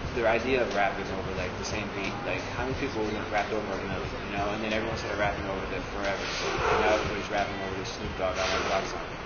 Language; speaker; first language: English; native; English